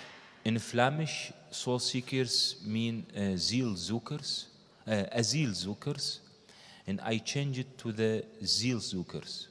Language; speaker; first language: English; non-native, learner; Arabic